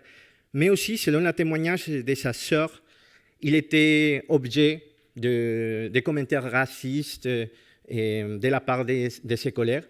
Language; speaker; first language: French; non-native, fluent; Spanish